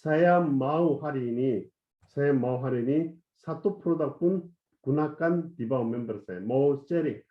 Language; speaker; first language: Indonesian; non-native, fluent; Korean